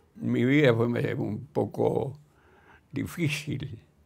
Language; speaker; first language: Spanish; native; Spanish